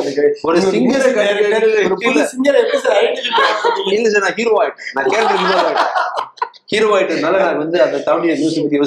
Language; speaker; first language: Tamil; native; Tamil